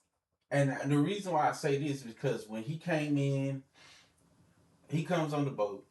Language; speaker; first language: English; native; English